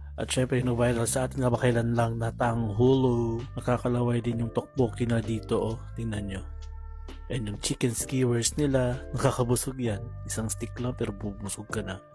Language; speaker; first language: Filipino; native; Filipino